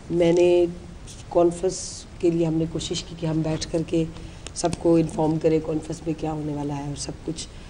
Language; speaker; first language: Urdu; native; Urdu